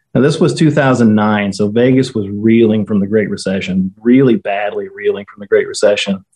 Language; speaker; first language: English; native; English